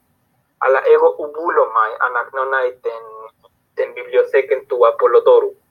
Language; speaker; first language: Greek; non-native, fluent; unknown